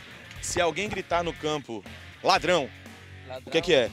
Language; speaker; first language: Portuguese; native; Portuguese